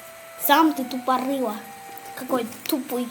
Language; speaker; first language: Russian; non-native, local second language; Kazakh